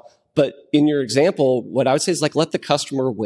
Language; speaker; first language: English; native; English